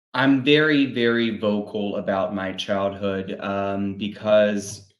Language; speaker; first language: English; native; English